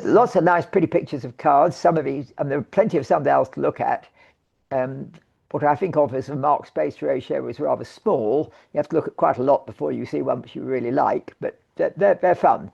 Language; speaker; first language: English; native; English